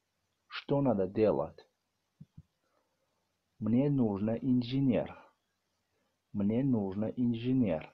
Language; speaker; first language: Russian; non-native, learner; Tajik